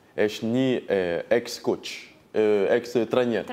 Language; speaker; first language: Albanian; non-native, learner; French